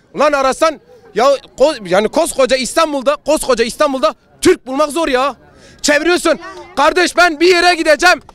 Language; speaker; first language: Turkish; non-native, local second language; Kurdish